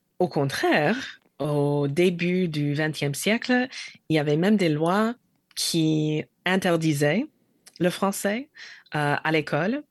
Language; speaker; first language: French; non-native, fluent; English